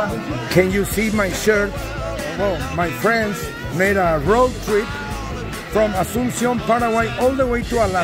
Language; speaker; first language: English; non-native, learner; Spanish